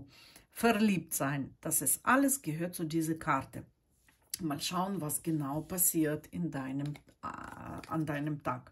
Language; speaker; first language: German; non-native, fluent; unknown